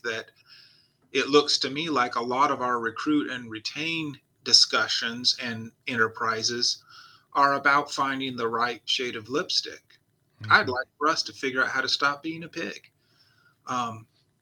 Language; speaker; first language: English; native; English